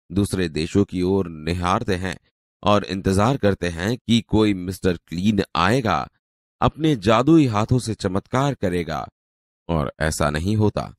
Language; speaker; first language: Hindi; non-native, local second language; Gujarati